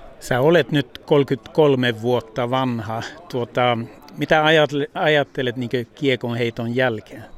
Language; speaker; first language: Finnish; early bilingual, heritage; Finnish